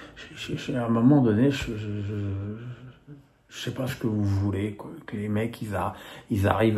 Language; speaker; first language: French; native; French